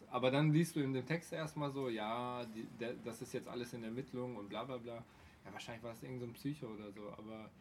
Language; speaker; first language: German; early bilingual, other home language; Polish